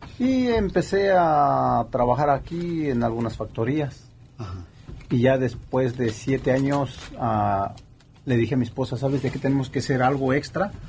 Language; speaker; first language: Spanish; native; Spanish